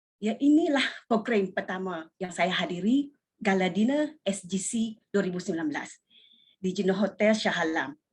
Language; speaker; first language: Malay; non-native, local second language; Iban